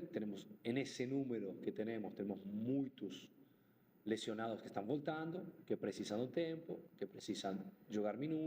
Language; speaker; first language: Portuguese; non-native, fluent; Spanish